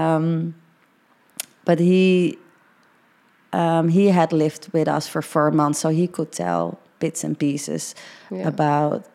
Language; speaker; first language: English; early bilingual, heritage; Dutch